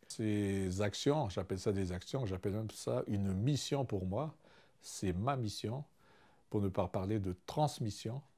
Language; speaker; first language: French; non-native, local second language; Malagasy